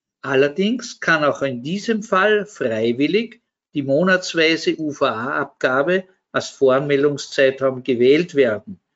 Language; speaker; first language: German; native; German